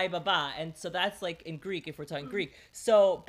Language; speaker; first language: English; early bilingual, other home language; Greek